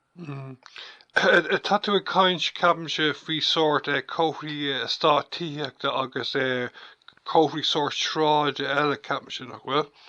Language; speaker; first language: Irish; non-native, local second language; English